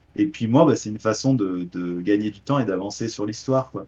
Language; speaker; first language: French; native; French